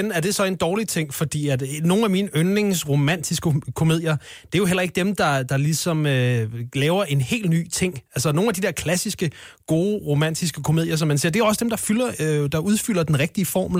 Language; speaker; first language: Danish; native; Danish